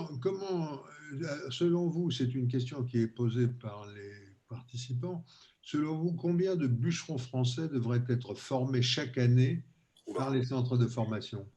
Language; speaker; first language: French; native; French